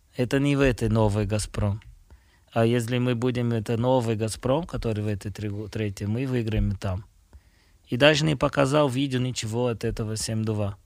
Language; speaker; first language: Russian; non-native, fluent; Portuguese